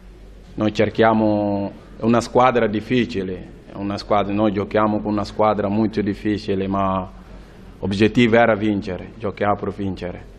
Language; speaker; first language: Italian; non-native, learner; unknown